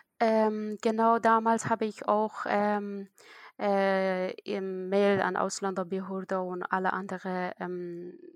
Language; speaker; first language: German; non-native, learner; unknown